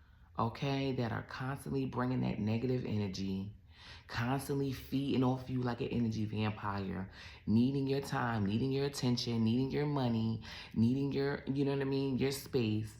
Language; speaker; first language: English; native; English